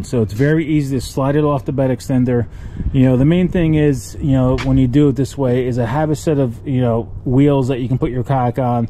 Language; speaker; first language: English; native; English